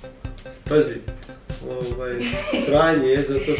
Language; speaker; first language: Bosnian; native; Bosnian